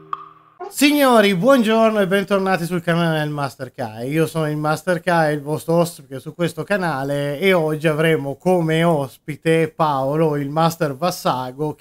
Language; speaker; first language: Italian; native; Italian